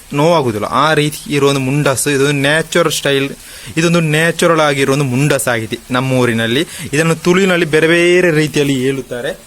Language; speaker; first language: Kannada; non-native, local second language; Tulu